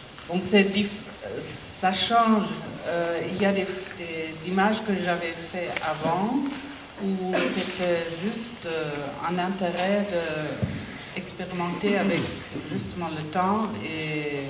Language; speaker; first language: French; non-native, fluent; German